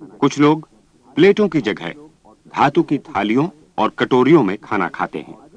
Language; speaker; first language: Hindi; native; Hindi